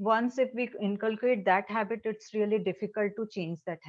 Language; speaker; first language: English; non-native, local second language; Hindi